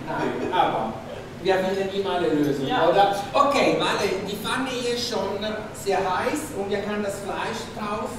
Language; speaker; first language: German; non-native, fluent; Italian